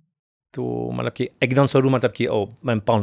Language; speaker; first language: Hindi; non-native, fluent; French